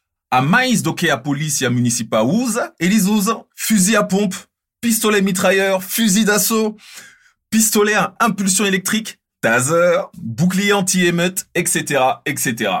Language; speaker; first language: French; native; French